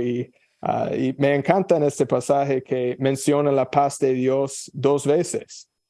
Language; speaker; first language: Spanish; non-native, fluent; English